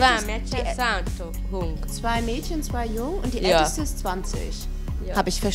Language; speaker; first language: German; native; German